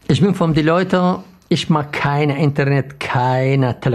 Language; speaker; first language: German; non-native, learner; Arabic